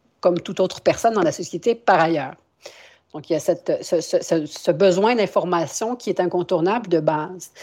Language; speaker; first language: French; native; French